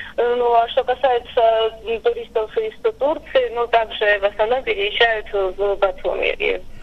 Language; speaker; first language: Russian; non-native, local second language; Armenian